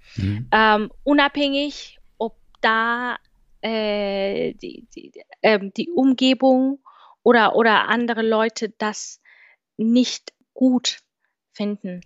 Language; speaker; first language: German; non-native, fluent; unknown